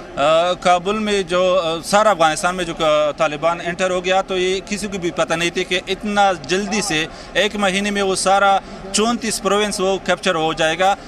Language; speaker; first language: Hindi; non-native, fluent; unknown